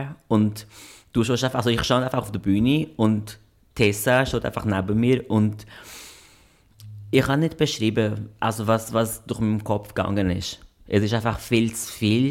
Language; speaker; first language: German; non-native, fluent; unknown